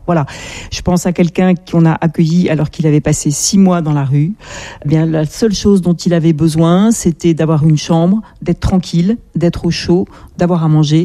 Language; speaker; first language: French; native; French